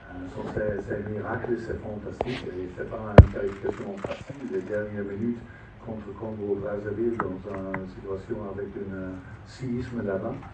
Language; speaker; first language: French; non-native, fluent; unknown